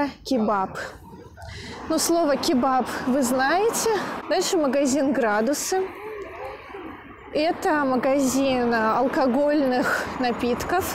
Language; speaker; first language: Russian; native; Russian